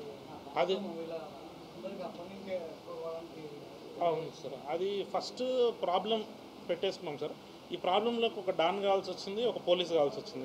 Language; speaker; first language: Telugu; native; Telugu